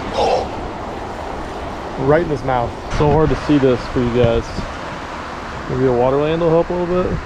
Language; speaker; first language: English; native; English